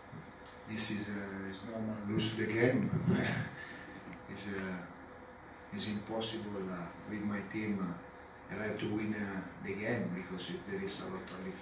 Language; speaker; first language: English; non-native, learner; Italian